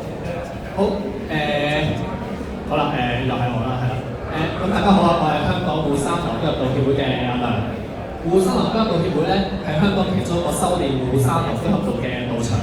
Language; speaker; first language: Cantonese; native; Cantonese